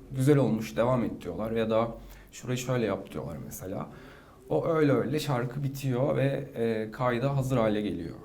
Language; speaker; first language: Turkish; native; Turkish